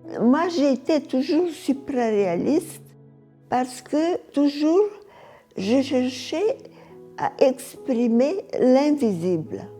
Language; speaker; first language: French; non-native, fluent; Bulgarian